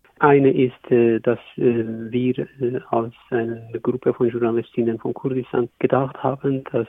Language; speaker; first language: German; non-native, learner; Kurdish